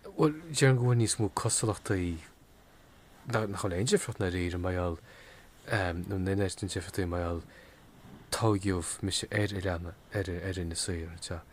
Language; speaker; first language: Irish; non-native, local second language; English